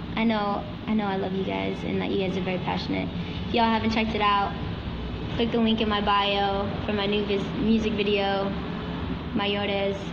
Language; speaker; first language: English; early bilingual, other home language; Spanish